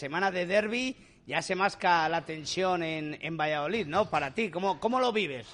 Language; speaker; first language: Spanish; native; Spanish